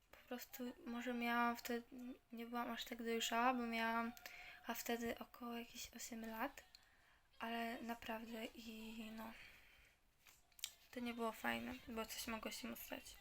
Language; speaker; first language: Polish; native; Polish